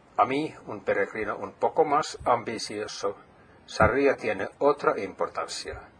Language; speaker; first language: Spanish; non-native, fluent; Finnish